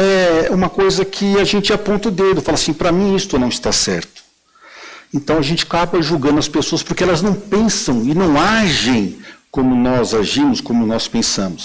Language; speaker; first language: Portuguese; native; Portuguese